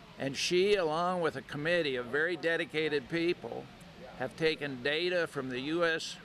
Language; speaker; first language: English; native; English